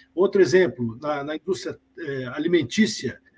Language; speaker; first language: Portuguese; native; Portuguese